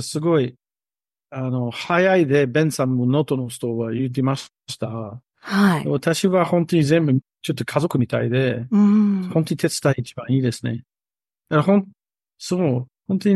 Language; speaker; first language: Japanese; non-native, learner; English